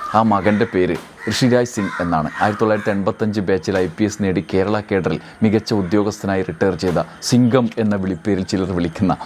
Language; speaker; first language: Malayalam; native; Malayalam